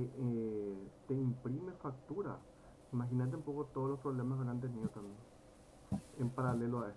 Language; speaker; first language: Spanish; native; Spanish